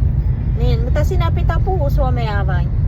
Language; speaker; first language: Finnish; non-native, learner; Filipino